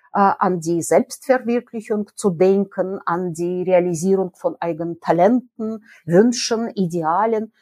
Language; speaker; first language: German; non-native, fluent; Russian